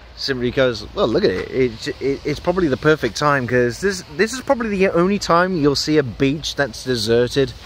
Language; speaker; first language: English; native; English